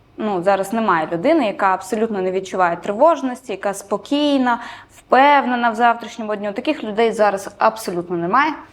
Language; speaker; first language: Ukrainian; non-native, local second language; Romanian